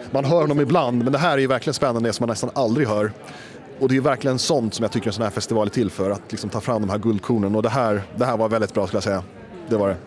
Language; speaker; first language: Swedish; native; Swedish